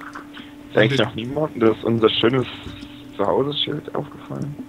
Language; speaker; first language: German; native; German